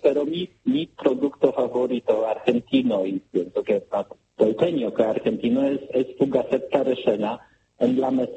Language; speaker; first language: Spanish; non-native, learner; Polish